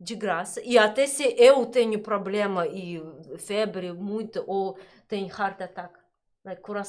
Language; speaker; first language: Portuguese; non-native, learner; Russian